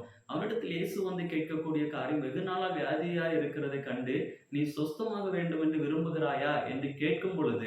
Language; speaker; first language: Tamil; native; Tamil